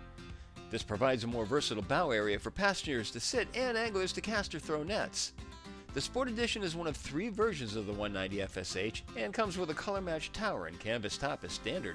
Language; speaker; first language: English; native; English